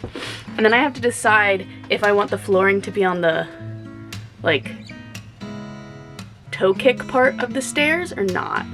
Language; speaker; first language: English; native; English